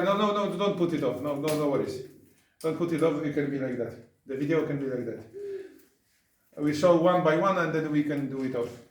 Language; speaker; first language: English; non-native, learner; Polish